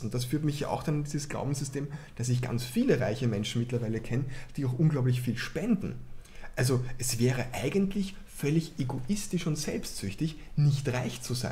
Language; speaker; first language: German; native; German